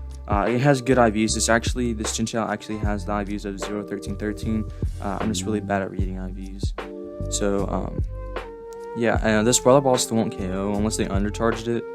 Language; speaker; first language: English; native; English